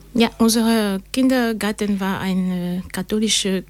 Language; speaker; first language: German; non-native, learner; French